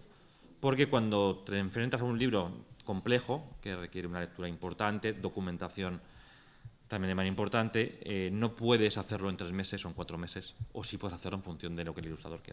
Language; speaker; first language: Spanish; native; Spanish